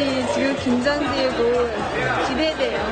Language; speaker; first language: Korean; non-native, learner; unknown